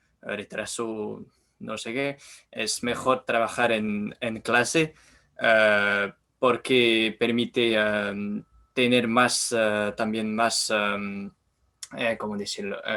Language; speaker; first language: Spanish; non-native, learner; French